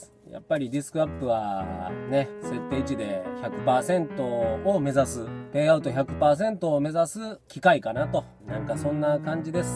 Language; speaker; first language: Japanese; native; Japanese